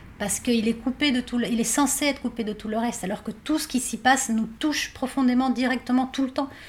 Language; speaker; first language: French; non-native, fluent; Spanish